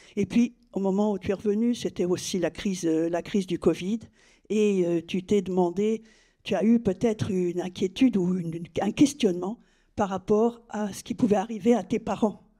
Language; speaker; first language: French; native; French